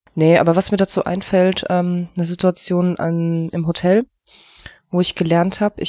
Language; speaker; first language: German; early bilingual, other home language; Russian